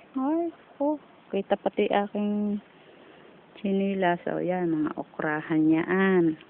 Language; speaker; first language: Filipino; native; Filipino